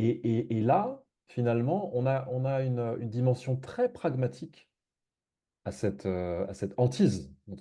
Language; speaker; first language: French; native; French